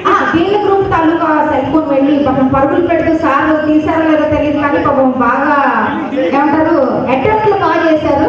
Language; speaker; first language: Telugu; native; Telugu